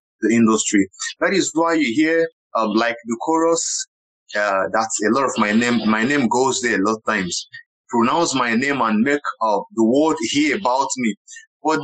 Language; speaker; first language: English; non-native, local second language; Igbo